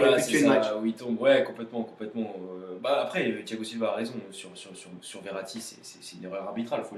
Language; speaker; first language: French; native; French